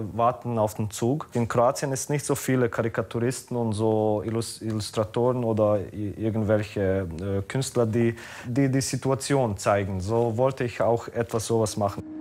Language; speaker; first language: German; non-native, learner; Croatian